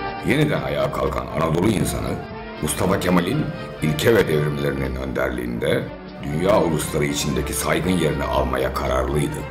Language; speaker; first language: Turkish; native; Turkish